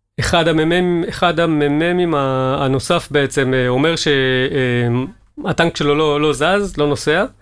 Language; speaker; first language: Hebrew; native; Hebrew